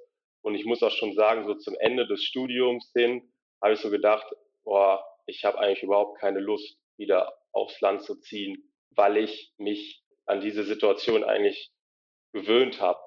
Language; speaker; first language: German; native; German